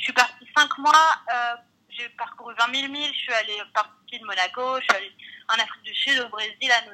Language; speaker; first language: French; native; French